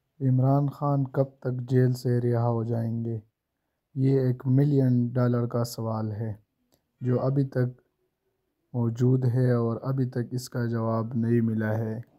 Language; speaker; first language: Urdu; non-native, local second language; Pashto